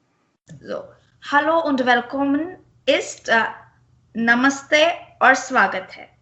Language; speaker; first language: German; non-native, fluent; Marathi